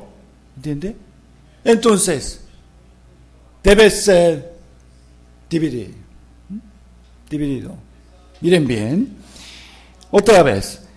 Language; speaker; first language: Spanish; non-native, fluent; Korean